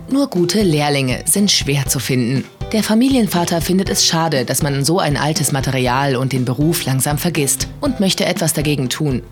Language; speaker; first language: German; native; German